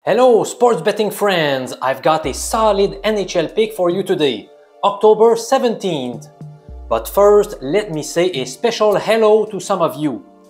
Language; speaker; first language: English; non-native, fluent; French